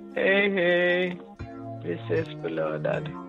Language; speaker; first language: Swedish; non-native, learner; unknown